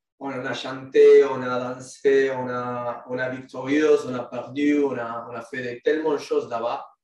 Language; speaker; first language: French; non-native, learner; Spanish